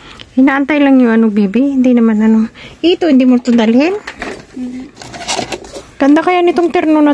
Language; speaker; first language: Filipino; native; Filipino